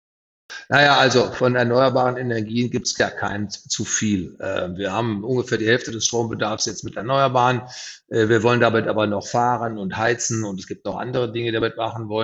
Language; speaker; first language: German; native; German